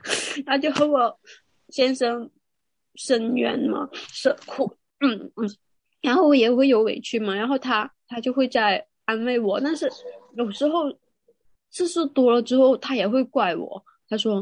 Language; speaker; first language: Chinese; non-native, local second language; Cantonese